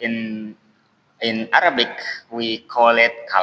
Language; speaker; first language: English; non-native, learner; Indonesian